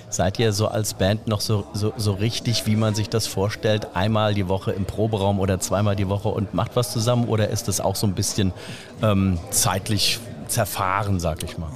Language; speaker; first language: German; native; German